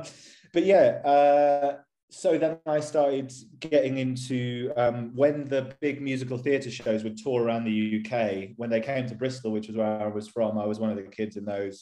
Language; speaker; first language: English; native; English